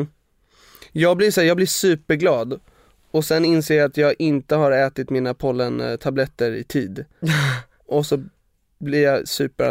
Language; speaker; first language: Swedish; native; Swedish